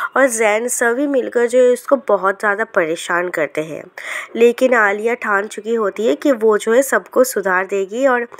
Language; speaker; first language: Hindi; non-native, local second language; Bangla